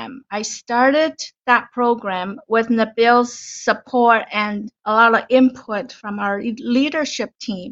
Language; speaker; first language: English; non-native, fluent; Chinese